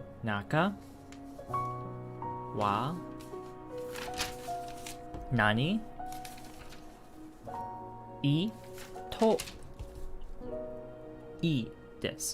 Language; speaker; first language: Japanese; non-native, learner; English